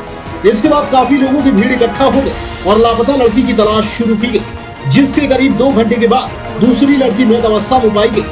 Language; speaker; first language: Hindi; native; Hindi